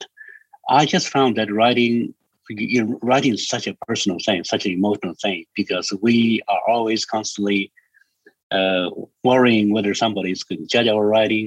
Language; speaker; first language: English; non-native, fluent; Chinese